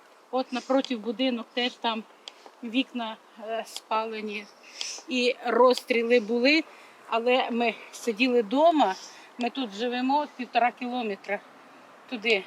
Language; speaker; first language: Ukrainian; native; Ukrainian